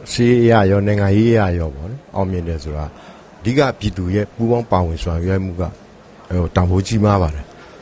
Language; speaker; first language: Burmese; non-native, local second language; Pa'o Karen